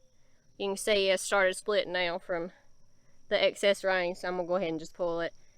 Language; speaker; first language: English; native; English